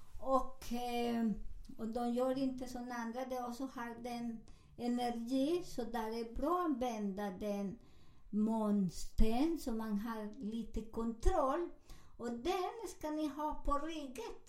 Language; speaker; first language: Swedish; non-native, learner; Spanish